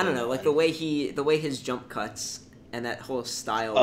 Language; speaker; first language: English; native; English